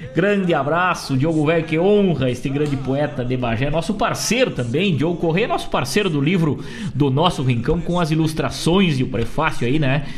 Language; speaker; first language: Portuguese; native; Portuguese